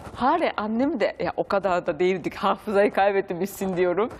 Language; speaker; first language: Turkish; non-native, fluent; Japanese